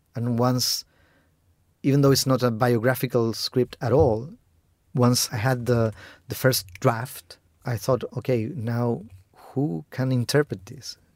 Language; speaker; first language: English; non-native, fluent; Spanish